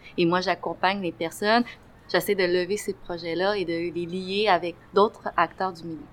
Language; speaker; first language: French; native; French